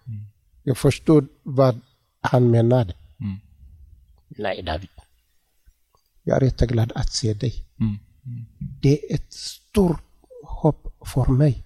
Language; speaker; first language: Swedish; non-native, learner; Tigrinya